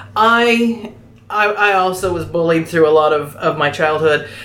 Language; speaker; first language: English; native; English